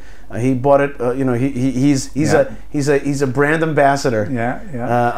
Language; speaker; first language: English; early bilingual, other home language; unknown